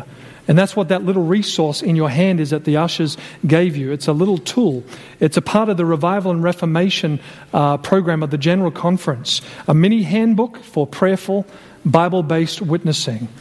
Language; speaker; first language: English; native; English